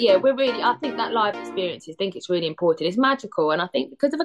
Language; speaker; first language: English; native; English